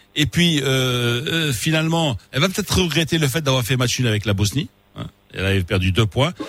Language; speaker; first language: French; non-native, local second language; Arabic